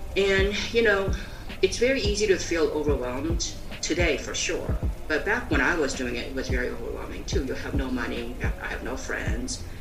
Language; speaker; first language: English; early bilingual, other home language; Korean